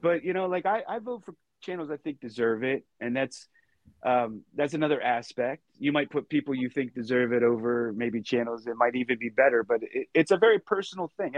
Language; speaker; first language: English; native; English